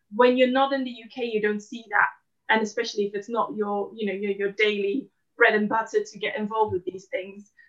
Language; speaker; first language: English; non-native, fluent; Dutch